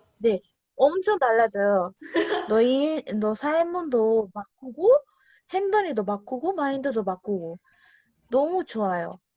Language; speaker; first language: Korean; non-native, learner; Spanish